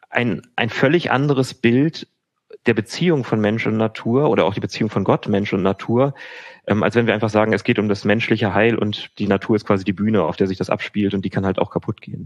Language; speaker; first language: German; native; German